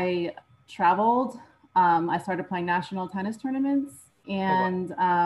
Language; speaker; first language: English; native; English